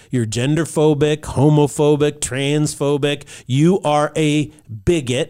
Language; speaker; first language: English; native; English